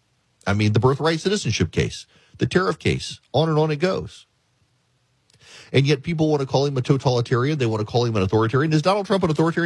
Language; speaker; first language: English; native; English